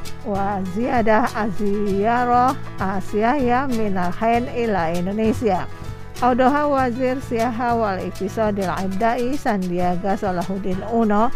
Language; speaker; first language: Arabic; non-native, fluent; Indonesian